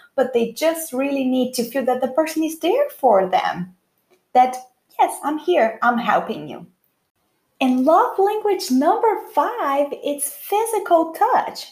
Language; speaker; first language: English; non-native, fluent; Portuguese